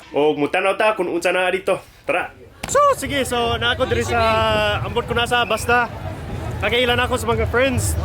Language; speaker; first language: Cebuano; non-native, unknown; English